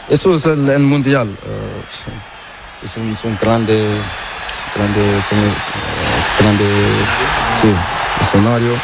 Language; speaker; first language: Spanish; non-native, learner; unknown